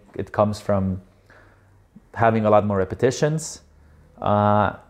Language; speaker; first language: English; non-native, fluent; Slovenian